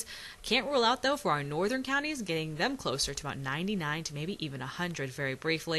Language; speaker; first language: English; native; English